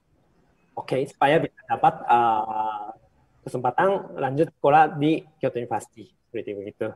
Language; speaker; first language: Indonesian; non-native, fluent; Japanese